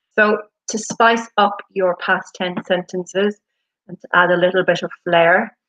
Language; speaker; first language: English; native; English